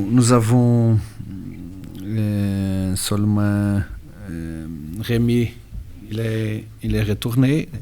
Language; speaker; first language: French; non-native, learner; Portuguese